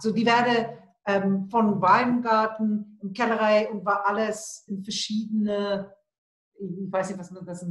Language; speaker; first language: German; non-native, learner; Afrikaans